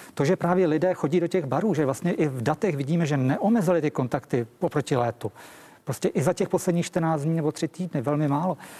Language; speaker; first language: Czech; native; Czech